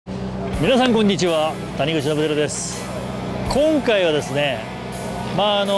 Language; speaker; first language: Japanese; native; Japanese